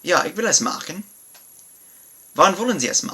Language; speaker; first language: German; non-native, learner; English